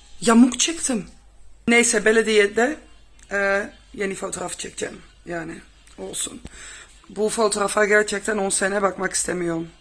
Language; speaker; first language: Turkish; non-native, fluent; Dutch